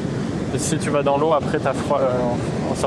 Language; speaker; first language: French; native; French